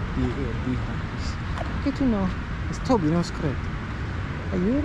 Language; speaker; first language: Spanish; non-native, learner; English